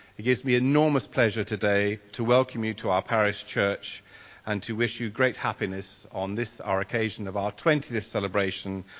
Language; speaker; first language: English; native; English